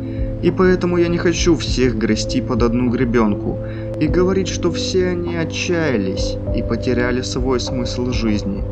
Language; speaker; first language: Russian; native; Russian